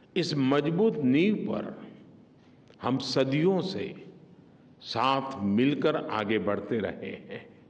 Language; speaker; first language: Hindi; non-native, local second language; Gujarati